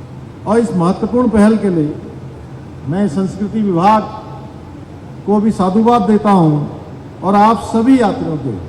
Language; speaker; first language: Hindi; native; Hindi